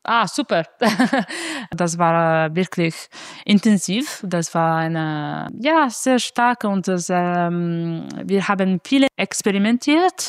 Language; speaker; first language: German; non-native, fluent; Italian